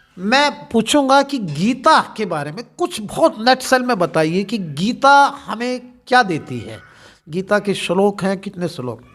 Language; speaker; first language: Hindi; native; Hindi